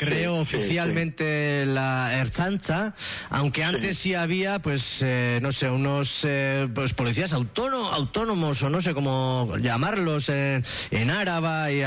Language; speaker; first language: Spanish; native; Spanish